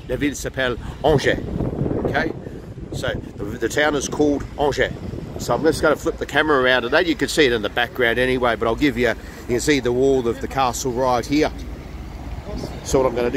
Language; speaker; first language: English; native; English